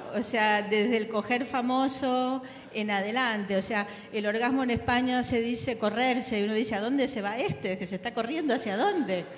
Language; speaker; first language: Spanish; native; Spanish